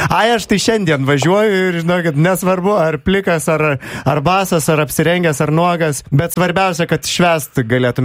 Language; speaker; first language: Lithuanian; native; Lithuanian